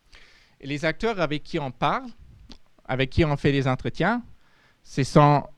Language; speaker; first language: French; non-native, fluent; German